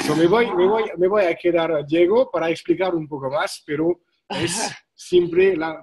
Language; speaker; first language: Spanish; non-native, fluent; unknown